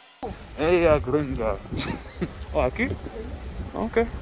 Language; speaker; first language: Spanish; non-native, learner; English